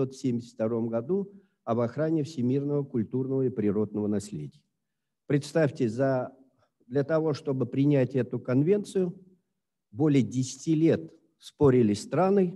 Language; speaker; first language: Russian; native; Russian